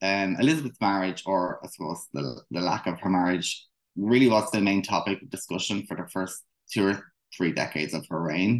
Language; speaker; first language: English; native; English